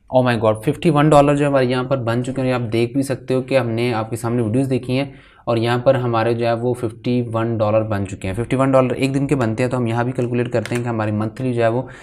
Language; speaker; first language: Hindi; native; Hindi